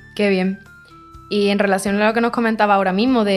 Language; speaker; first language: Spanish; native; Spanish